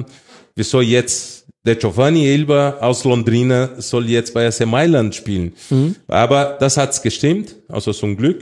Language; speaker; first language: German; non-native, fluent; Portuguese